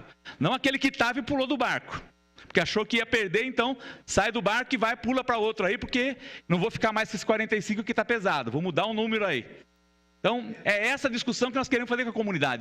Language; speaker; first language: Portuguese; native; Portuguese